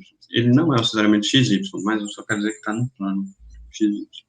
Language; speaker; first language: Portuguese; native; Portuguese